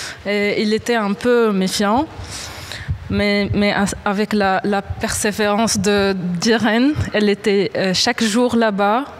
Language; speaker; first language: French; non-native, local second language; Arabic